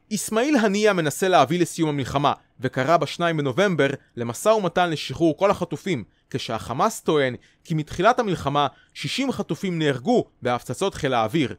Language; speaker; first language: Hebrew; native; Hebrew